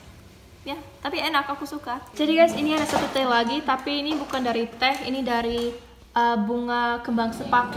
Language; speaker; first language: Indonesian; non-native, fluent; English